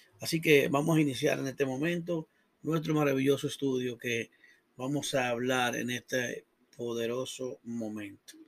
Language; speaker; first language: Spanish; native; Spanish